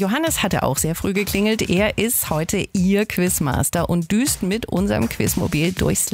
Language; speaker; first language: German; native; German